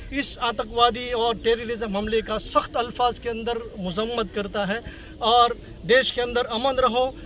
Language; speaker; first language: Hindi; non-native, local second language; Gujarati